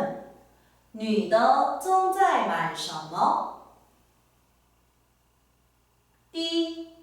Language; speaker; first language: Chinese; non-native, fluent; Korean